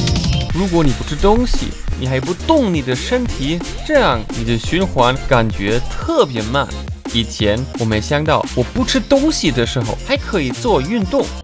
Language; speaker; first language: Chinese; non-native, fluent; German